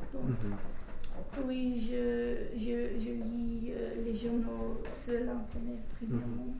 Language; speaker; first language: French; non-native, fluent; English